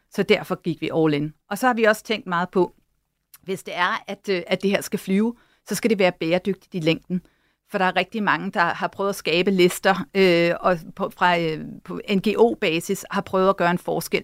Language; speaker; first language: Danish; native; Danish